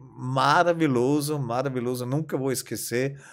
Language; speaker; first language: Portuguese; non-native, fluent; German